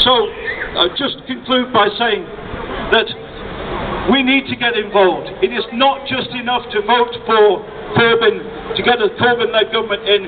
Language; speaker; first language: English; native; English